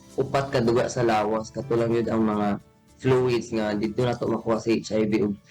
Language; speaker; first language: Cebuano; native; Cebuano